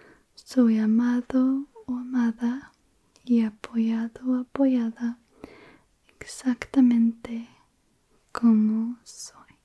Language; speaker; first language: Spanish; early bilingual, heritage; Spanish